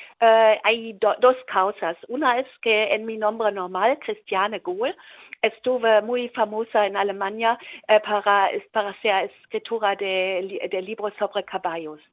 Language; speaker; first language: Spanish; non-native, learner; German